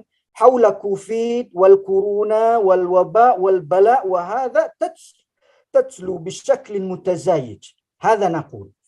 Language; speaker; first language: Arabic; non-native, fluent; Indonesian